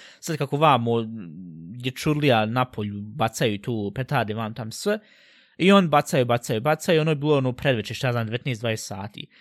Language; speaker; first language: Bosnian; early bilingual, heritage; Bosnian